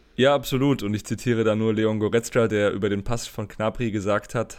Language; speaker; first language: German; native; German